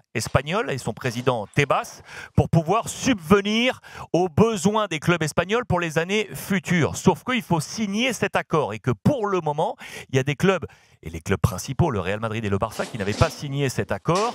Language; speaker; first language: French; native; French